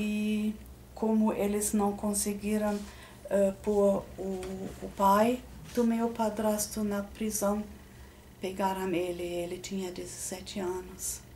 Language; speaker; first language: Portuguese; non-native, fluent; German